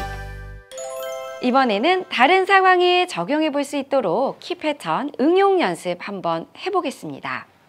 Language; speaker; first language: Korean; native; Korean